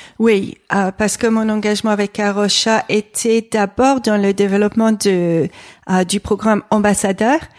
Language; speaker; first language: French; non-native, fluent; English